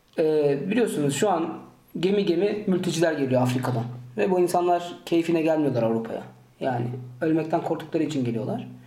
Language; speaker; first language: Turkish; early bilingual, heritage; Turkish